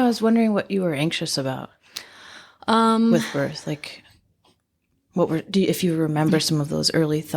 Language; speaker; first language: English; native; English